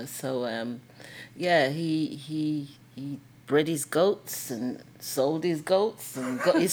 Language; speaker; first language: English; native; English